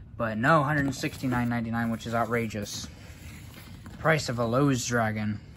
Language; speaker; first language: English; native; English